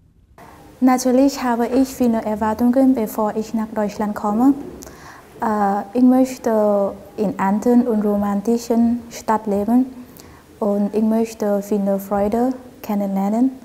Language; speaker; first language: German; non-native, learner; Vietnamese